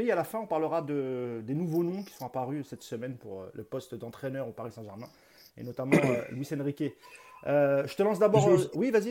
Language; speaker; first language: French; native; French